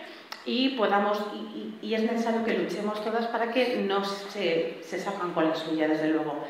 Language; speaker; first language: Spanish; native; Spanish